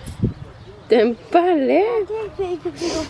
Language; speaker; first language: French; native; French